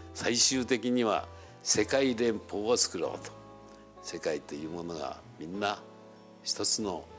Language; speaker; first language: Japanese; native; Japanese